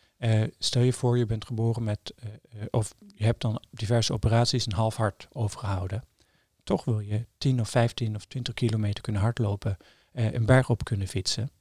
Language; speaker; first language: Dutch; non-native, fluent; Norwegian